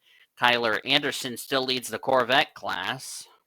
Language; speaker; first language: English; native; English